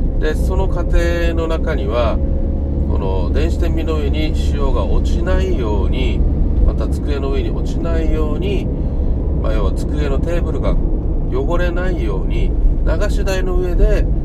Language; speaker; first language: Japanese; native; Japanese